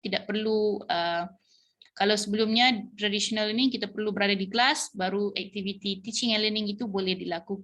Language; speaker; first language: Malay; native; Malay